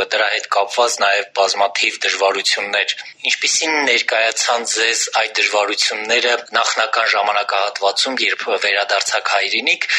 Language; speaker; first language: Armenian; native; Armenian